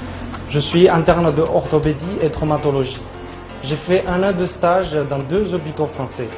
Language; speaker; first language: French; non-native, fluent; Chinese